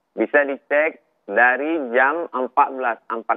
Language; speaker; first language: Indonesian; native; Indonesian